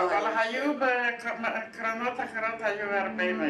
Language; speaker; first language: Hebrew; non-native, fluent; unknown